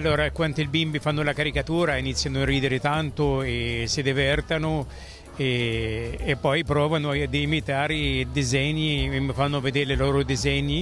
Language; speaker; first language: Italian; non-native, fluent; Arabic